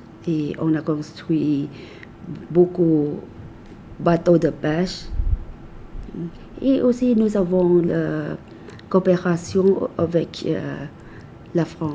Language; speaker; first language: French; non-native, fluent; Thai